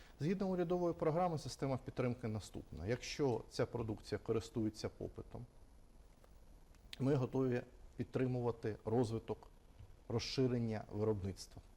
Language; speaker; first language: Ukrainian; native; Ukrainian